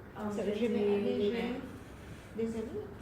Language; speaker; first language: French; non-native, learner; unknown